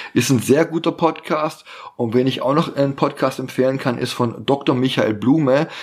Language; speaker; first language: German; native; German